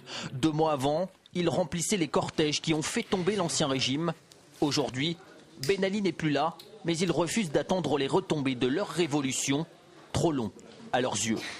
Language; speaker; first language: French; native; French